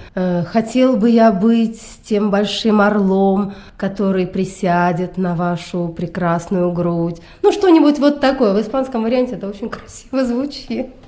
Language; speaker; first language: Russian; native; Russian